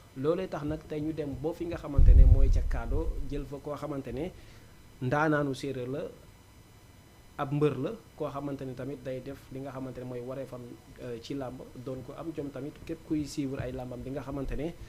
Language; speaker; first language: Wolof; non-native, local second language; Serer